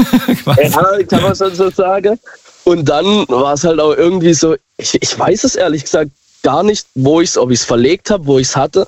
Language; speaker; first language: German; native; German